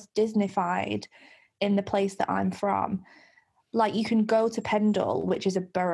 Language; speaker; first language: English; native; English